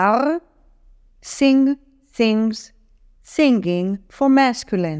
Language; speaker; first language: English; non-native, fluent; Hebrew